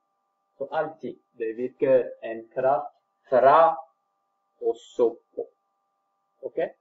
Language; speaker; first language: Norwegian; non-native, fluent; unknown